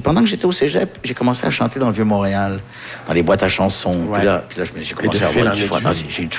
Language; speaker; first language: French; early bilingual, heritage; French